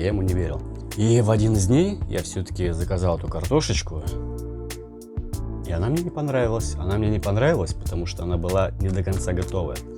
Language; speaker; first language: Russian; native; Russian